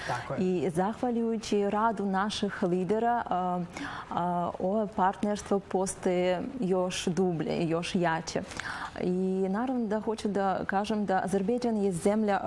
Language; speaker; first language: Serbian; non-native, learner; Azerbaijani